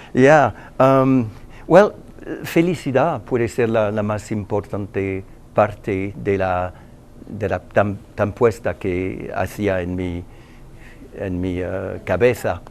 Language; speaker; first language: Spanish; non-native, learner; French